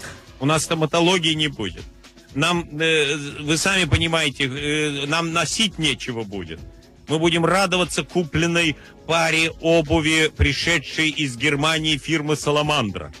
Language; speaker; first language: Russian; native; Russian